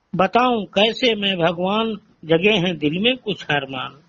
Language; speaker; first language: Hindi; native; Hindi